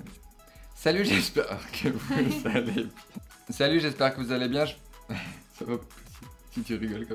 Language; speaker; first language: French; native; French